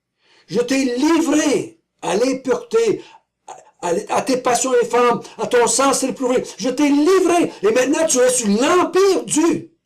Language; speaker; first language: French; native; French